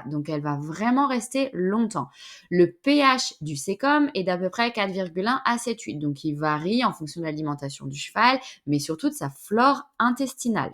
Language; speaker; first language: French; native; French